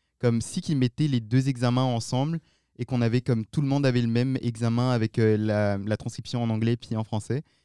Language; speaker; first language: French; non-native, local second language; Malagasy